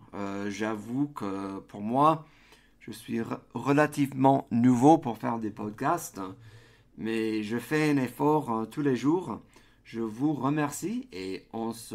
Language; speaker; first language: French; non-native, fluent; English